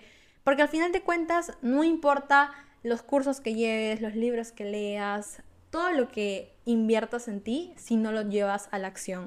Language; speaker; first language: Spanish; native; Spanish